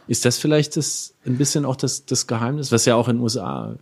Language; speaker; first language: German; native; German